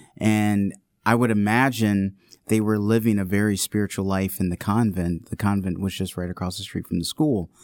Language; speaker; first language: English; native; English